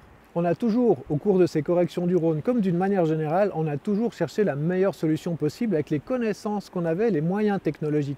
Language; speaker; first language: French; native; French